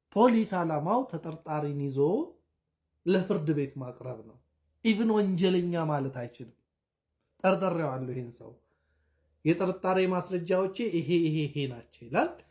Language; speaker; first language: Amharic; native; Amharic